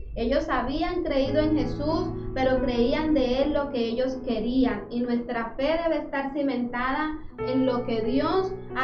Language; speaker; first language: Spanish; native; Spanish